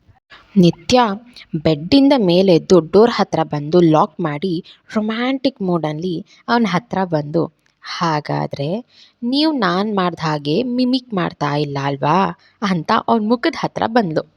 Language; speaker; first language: Kannada; native; Kannada